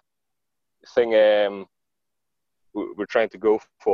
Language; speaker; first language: English; non-native, fluent; Greek